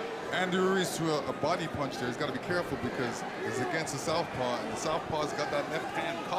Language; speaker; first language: English; native; English